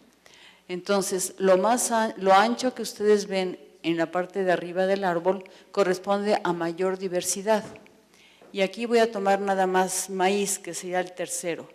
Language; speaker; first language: Spanish; native; Spanish